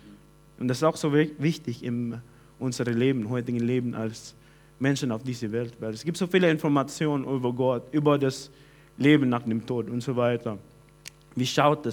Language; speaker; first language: German; non-native, fluent; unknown